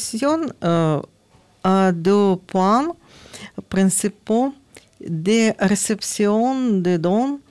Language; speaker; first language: French; non-native, learner; Ukrainian